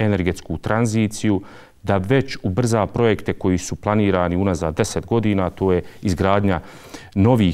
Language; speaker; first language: Serbian; native; Serbian